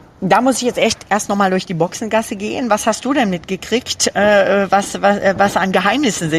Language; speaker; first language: German; native; German